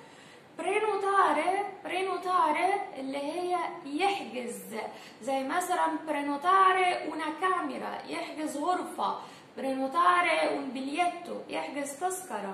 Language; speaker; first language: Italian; non-native, fluent; Arabic